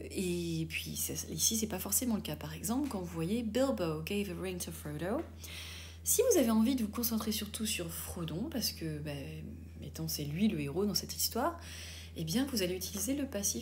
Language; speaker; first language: French; native; French